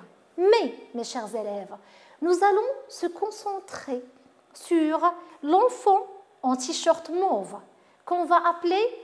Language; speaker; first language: French; non-native, local second language; Arabic